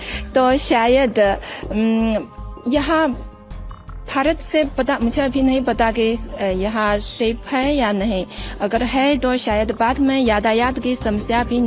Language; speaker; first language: Hindi; non-native, fluent; Chinese